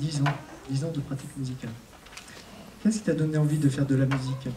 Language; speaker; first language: French; native; French